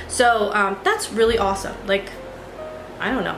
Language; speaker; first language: English; native; English